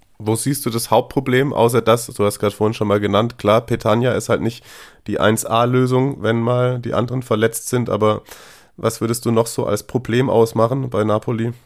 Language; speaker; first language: German; native; German